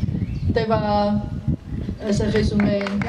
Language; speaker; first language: Danish; non-native, fluent; Armenian